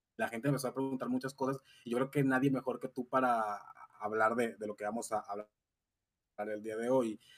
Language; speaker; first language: Spanish; native; Spanish